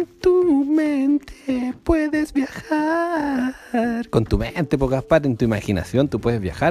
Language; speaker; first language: Spanish; native; Spanish